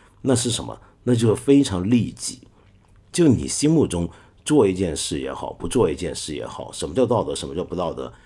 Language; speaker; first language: Chinese; non-native, local second language; Cantonese